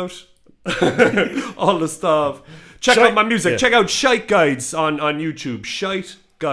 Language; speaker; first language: English; native; English